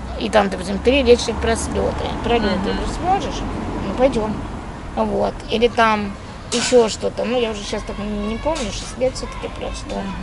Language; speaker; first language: Russian; native; Russian